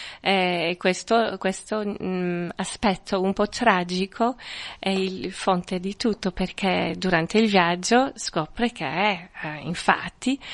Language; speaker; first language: Italian; non-native, fluent; French